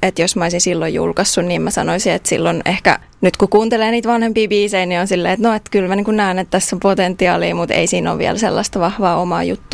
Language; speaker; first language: Finnish; native; Finnish